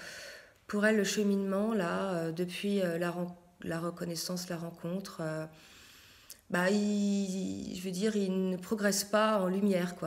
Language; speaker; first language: French; native; French